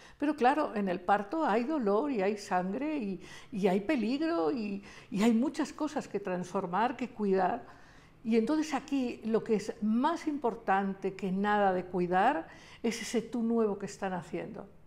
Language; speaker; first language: Spanish; native; Spanish